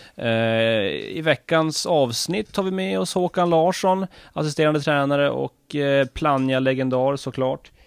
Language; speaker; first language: Swedish; native; Swedish